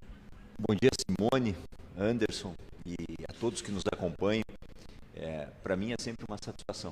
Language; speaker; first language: Portuguese; native; Portuguese